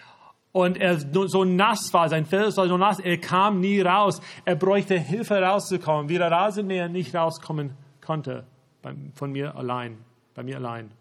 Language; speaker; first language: German; non-native, fluent; English